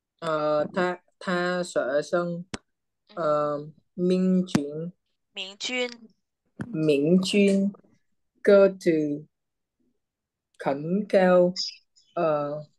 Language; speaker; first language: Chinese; non-native, learner; Vietnamese